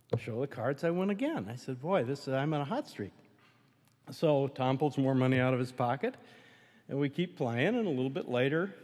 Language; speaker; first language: English; native; English